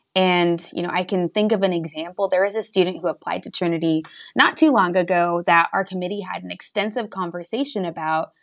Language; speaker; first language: English; native; English